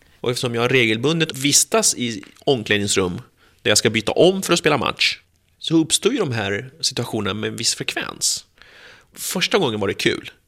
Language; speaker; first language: Swedish; early bilingual, other home language; Spanish